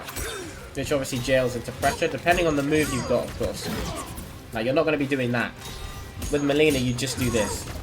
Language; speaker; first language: English; native; English